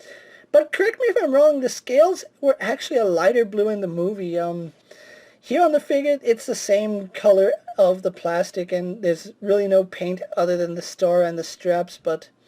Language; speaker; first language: English; native; English